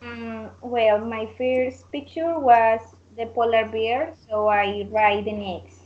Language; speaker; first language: English; non-native, learner; Spanish